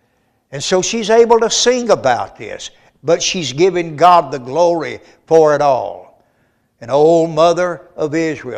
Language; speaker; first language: English; native; English